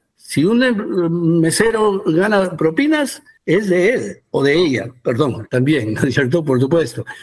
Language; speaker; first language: Spanish; early bilingual, heritage; Spanish